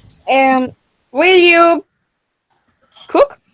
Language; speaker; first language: English; non-native, learner; Spanish